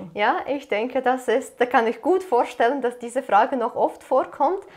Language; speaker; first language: German; non-native, fluent; Ukrainian